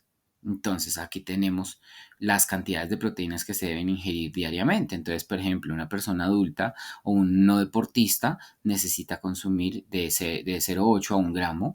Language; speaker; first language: Spanish; native; Spanish